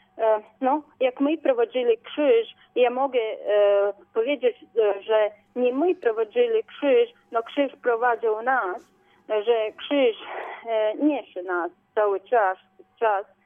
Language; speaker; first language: Polish; non-native, learner; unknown